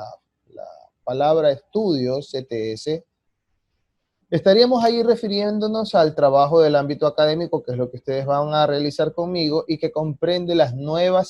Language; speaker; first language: Spanish; native; Spanish